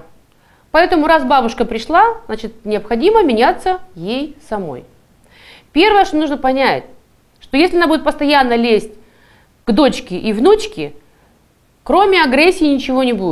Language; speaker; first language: Russian; native; Russian